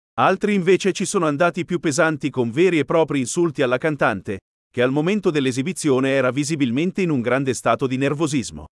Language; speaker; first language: Italian; native; Italian